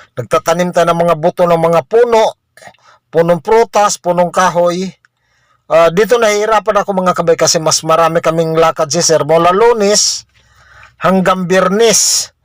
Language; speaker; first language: Filipino; non-native, local second language; Cebuano